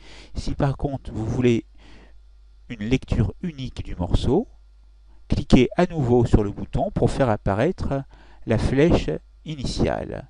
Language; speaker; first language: French; native; French